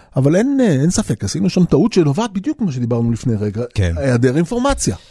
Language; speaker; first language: Hebrew; native; Hebrew